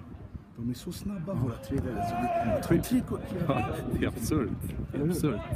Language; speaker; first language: Swedish; non-native, fluent; French